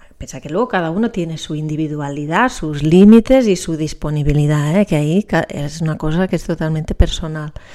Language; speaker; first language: Spanish; non-native, local second language; Catalan